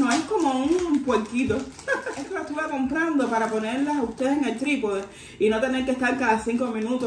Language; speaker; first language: Spanish; native; Spanish